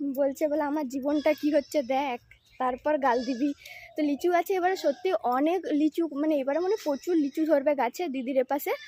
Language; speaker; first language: Bangla; non-native, local second language; Santali